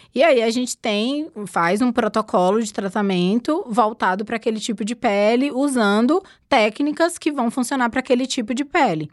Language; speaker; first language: Portuguese; native; Portuguese